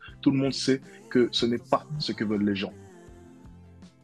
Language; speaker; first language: French; native; French